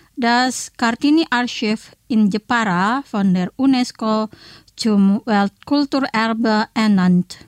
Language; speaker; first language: German; non-native, fluent; Indonesian